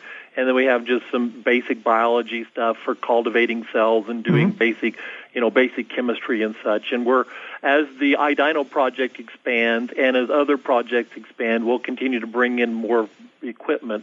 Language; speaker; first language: English; native; English